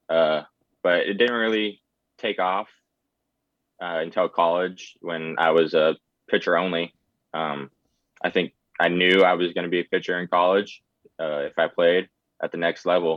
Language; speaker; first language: English; native; English